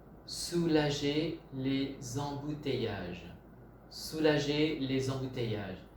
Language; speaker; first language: French; non-native, fluent; Vietnamese